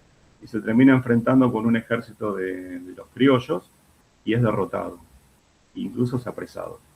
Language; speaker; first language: Spanish; native; Spanish